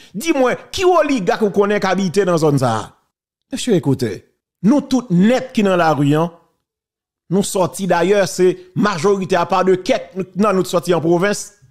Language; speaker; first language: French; non-native, local second language; Haitian Creole